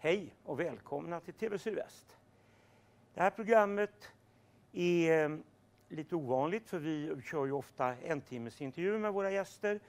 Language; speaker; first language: Swedish; native; Swedish